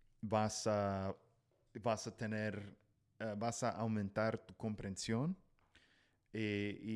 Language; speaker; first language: Spanish; non-native, fluent; English